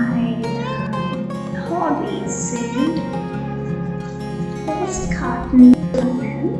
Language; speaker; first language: German; non-native, fluent; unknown